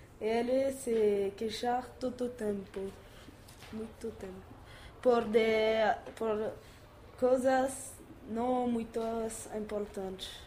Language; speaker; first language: Portuguese; non-native, learner; French